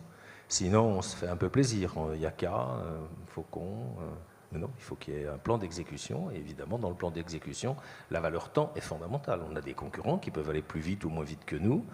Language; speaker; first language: French; native; French